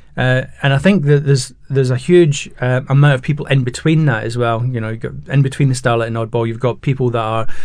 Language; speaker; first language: English; native; English